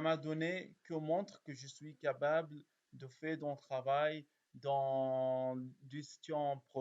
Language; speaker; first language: French; non-native, learner; Arabic